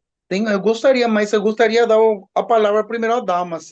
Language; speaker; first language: Portuguese; non-native, learner; Spanish